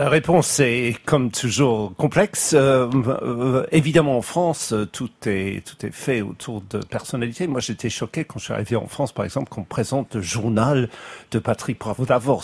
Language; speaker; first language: French; non-native, fluent; English